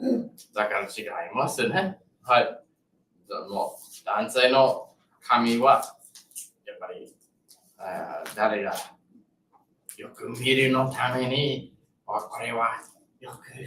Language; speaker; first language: Japanese; non-native, learner; English